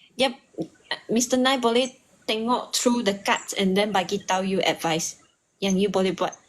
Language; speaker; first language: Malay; non-native, local second language; Chinese